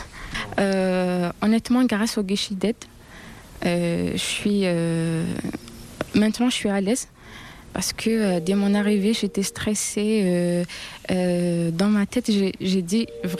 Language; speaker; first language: French; non-native, local second language; Arabic